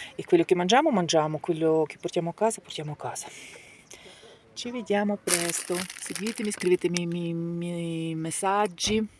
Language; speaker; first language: Italian; non-native, learner; Ukrainian